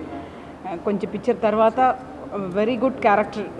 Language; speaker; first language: Telugu; non-native, learner; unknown